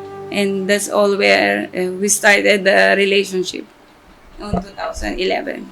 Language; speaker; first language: English; non-native, local second language; Filipino